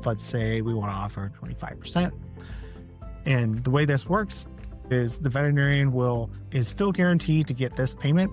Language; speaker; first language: English; native; English